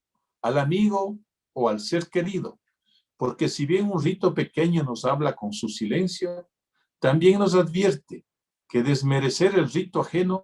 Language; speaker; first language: Spanish; native; Spanish